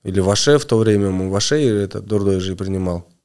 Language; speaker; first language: Russian; non-native, local second language; Kyrgyz